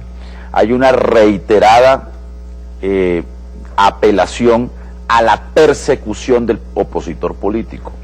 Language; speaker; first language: Spanish; native; Spanish